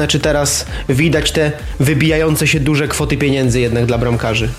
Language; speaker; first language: Polish; native; Polish